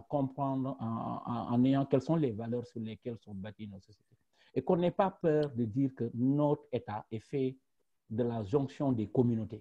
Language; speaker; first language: French; non-native, local second language; Wolof